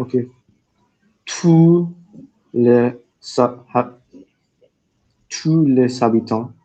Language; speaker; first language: French; non-native, learner; English